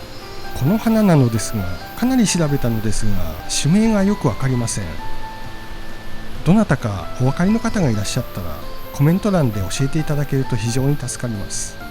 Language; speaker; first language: Japanese; native; Japanese